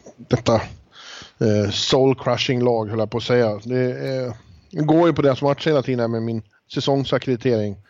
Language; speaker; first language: Swedish; native; Swedish